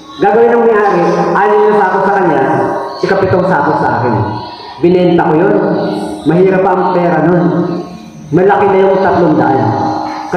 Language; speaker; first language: Filipino; non-native, local second language; Cebuano